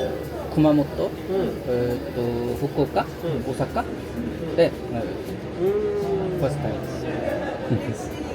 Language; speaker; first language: Japanese; non-native, learner; Korean